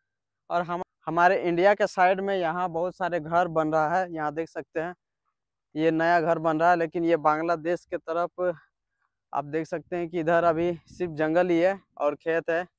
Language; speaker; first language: Hindi; native; Hindi